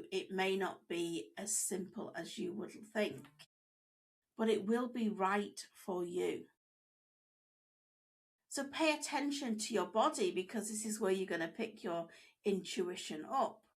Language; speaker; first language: English; native; English